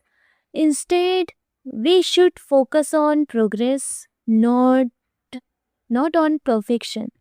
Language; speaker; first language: English; non-native, fluent; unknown